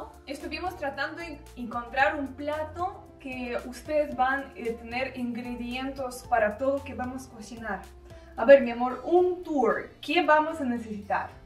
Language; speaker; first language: Spanish; non-native, learner; Russian